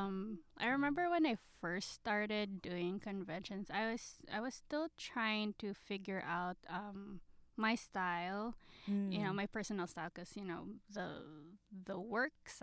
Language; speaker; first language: English; non-native, local second language; Filipino